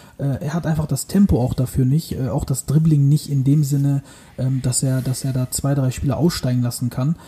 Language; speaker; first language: German; early bilingual, other home language; Turkish